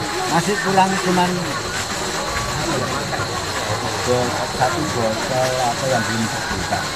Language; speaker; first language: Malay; non-native, local second language; Javanese